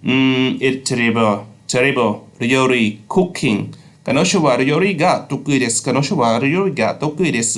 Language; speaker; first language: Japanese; non-native, learner; Khmer